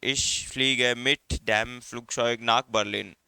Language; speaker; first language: German; non-native, fluent; Hindi